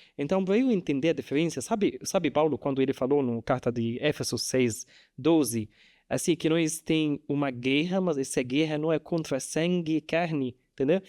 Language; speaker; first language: Portuguese; non-native, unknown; Arabic